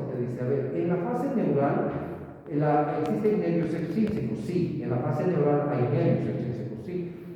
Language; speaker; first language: Spanish; native; Spanish